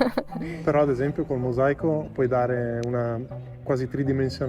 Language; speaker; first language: Italian; native; Italian